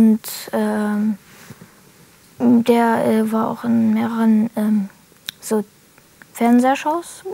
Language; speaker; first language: German; early bilingual, other home language; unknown